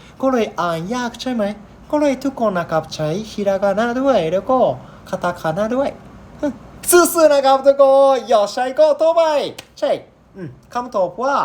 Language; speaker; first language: Thai; non-native, learner; Japanese